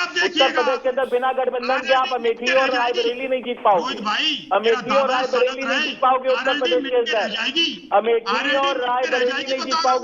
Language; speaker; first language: Hindi; native; Hindi